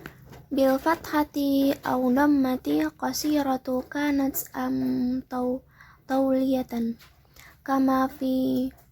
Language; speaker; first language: Arabic; non-native, learner; Indonesian